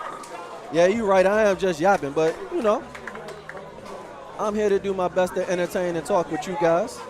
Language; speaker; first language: English; native; English